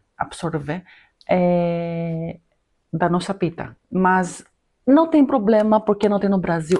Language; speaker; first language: Portuguese; non-native, fluent; Greek